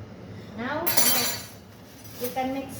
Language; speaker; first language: English; non-native, learner; Filipino